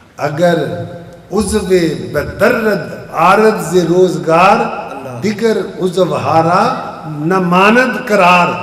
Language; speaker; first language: Urdu; non-native, local second language; Punjabi